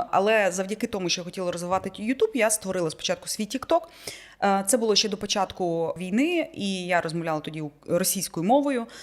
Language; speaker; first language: Ukrainian; non-native, local second language; Russian